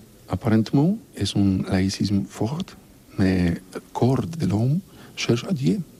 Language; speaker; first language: French; non-native, learner; Polish